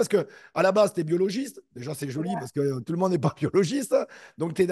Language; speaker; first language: French; native; French